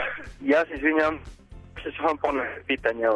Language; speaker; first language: Serbian; native; Serbian